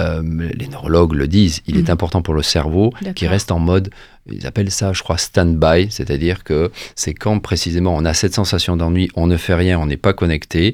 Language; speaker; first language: French; native; French